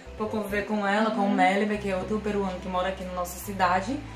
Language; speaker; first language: Portuguese; native; Portuguese